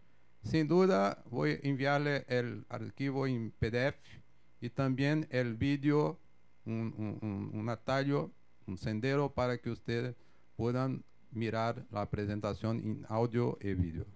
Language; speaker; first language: Spanish; non-native, fluent; Portuguese